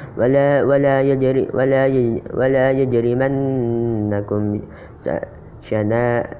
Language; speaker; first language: Arabic; non-native, learner; Indonesian